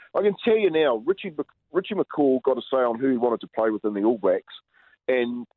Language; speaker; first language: English; native; English